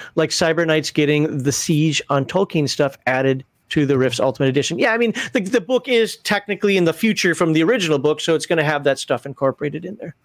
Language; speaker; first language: English; native; English